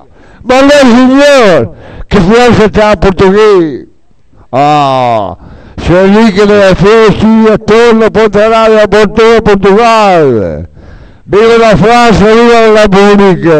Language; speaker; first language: French; non-native, learner; Portuguese